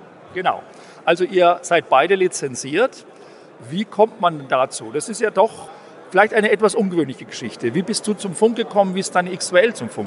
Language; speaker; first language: German; native; German